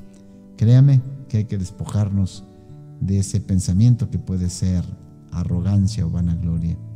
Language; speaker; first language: Spanish; native; Spanish